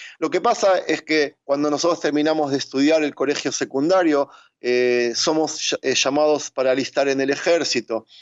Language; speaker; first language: Spanish; native; Spanish